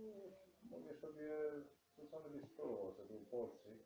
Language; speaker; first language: Polish; non-native, learner; Ukrainian